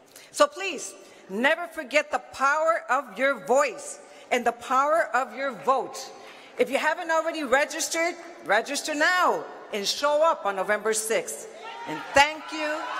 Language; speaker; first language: English; early bilingual, other home language; Spanish